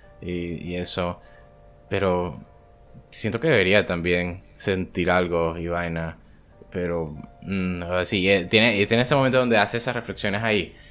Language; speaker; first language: Spanish; native; Spanish